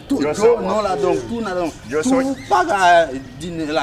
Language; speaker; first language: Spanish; non-native, learner; Haitian Creole